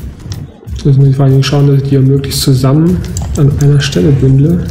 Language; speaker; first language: German; native; German